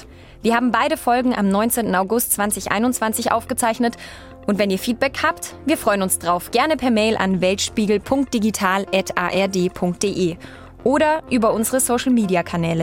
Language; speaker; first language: German; native; German